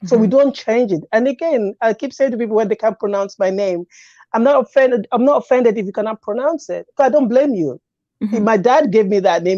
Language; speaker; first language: English; native; English